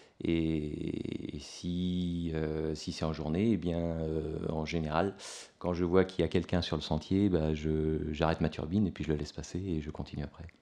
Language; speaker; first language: French; native; French